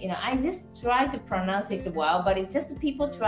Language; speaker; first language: English; non-native, fluent; Japanese